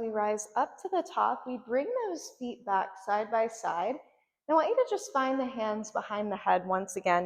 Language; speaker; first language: English; native; English